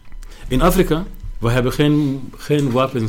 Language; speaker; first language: Dutch; non-native, learner; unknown